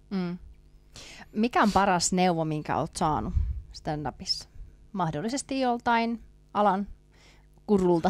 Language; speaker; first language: Finnish; native; Finnish